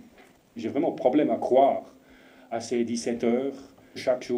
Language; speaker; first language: French; non-native, fluent; German